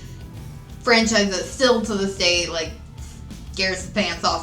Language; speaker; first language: English; native; English